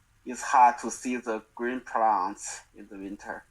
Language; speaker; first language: English; non-native, learner; Chinese